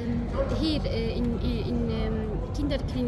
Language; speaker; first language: German; non-native, learner; Arabic